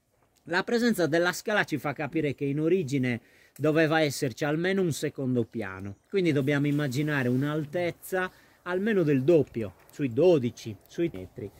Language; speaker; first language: Italian; native; Italian